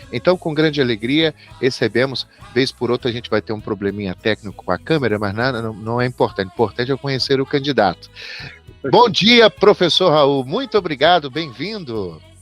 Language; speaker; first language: Portuguese; native; Portuguese